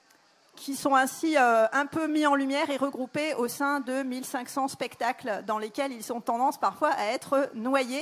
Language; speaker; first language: French; native; French